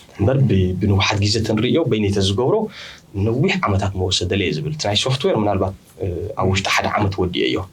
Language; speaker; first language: Tigrinya; early bilingual, heritage; Tigrinya